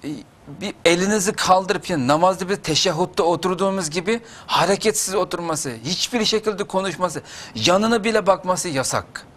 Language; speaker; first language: Turkish; non-native, fluent; Uyghur